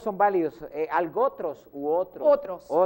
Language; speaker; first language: Spanish; native; Spanish